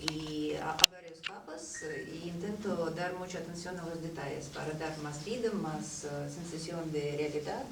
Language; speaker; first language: Spanish; non-native, fluent; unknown